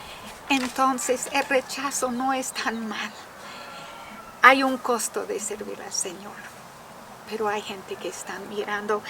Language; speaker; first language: Spanish; non-native, fluent; English